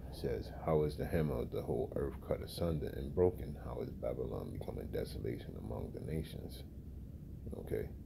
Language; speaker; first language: English; native; English